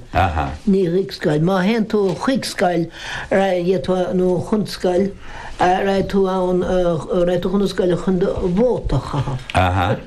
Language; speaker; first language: Irish; native; Irish